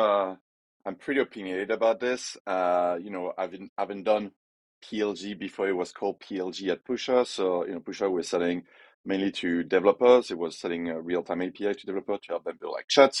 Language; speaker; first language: English; non-native, fluent; French